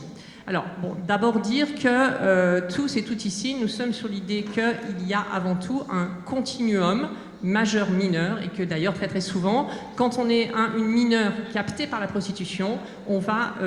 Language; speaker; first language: French; native; French